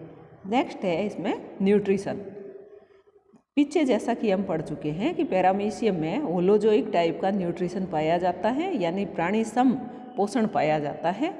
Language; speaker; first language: Hindi; native; Hindi